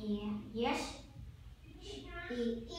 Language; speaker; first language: English; non-native, learner; Vietnamese